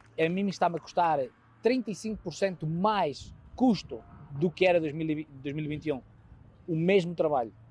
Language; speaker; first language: Portuguese; native; Portuguese